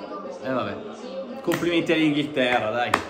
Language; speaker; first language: Italian; native; Italian